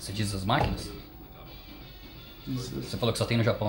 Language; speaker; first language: Portuguese; native; Portuguese